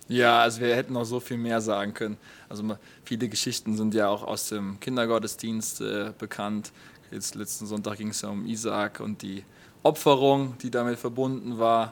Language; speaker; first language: German; native; German